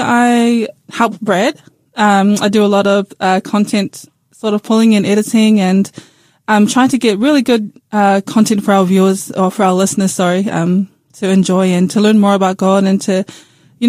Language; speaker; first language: English; native; English